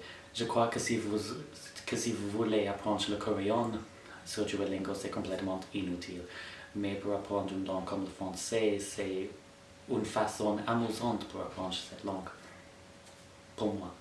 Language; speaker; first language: French; non-native, fluent; English